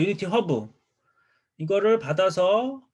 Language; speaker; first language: Korean; native; Korean